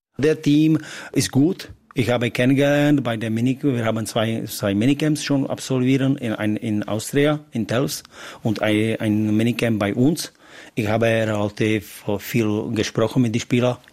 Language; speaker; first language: German; non-native, learner; Czech